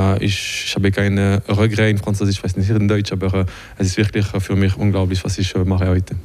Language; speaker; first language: German; non-native, local second language; French